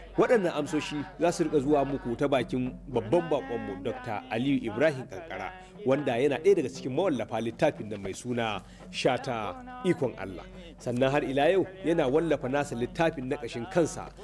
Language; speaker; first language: Hausa; native; Hausa